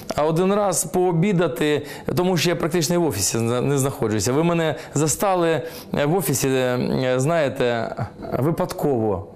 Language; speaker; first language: Ukrainian; non-native, local second language; Russian